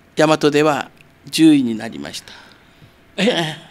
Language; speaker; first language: Japanese; native; Japanese